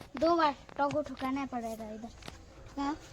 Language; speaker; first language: Hindi; non-native, local second language; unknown